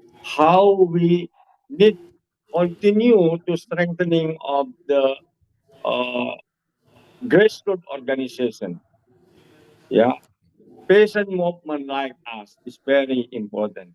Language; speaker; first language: English; non-native, learner; Indonesian